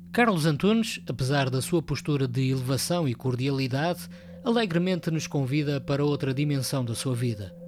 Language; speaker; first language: Portuguese; native; Portuguese